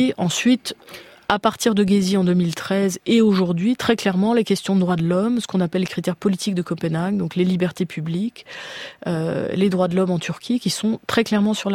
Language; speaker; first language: French; native; French